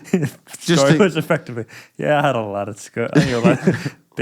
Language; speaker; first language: English; native; English